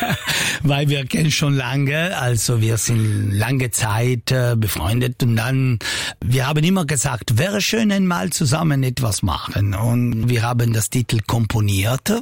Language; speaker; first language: German; non-native, local second language; Italian